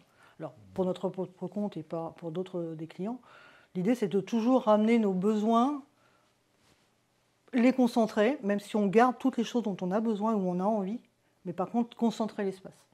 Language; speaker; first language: French; native; French